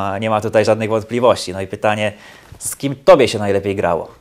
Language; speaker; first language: Polish; native; Polish